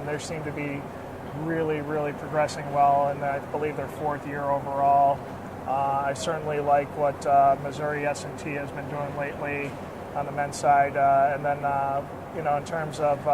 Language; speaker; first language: English; native; English